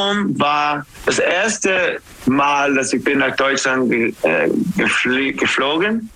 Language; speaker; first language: German; non-native, learner; English